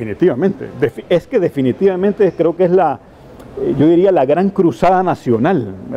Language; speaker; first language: Spanish; native; Spanish